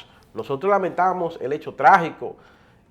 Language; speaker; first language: Spanish; native; Spanish